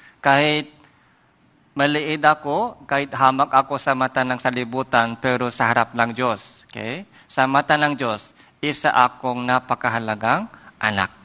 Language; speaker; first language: Filipino; non-native, fluent; Korean